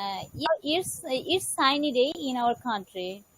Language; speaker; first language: English; non-native, learner; Bangla